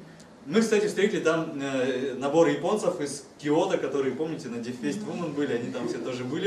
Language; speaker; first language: Russian; native; Russian